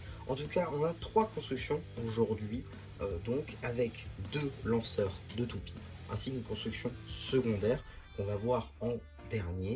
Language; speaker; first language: French; native; French